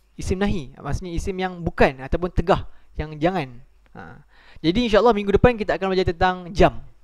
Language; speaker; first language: Malay; native; Malay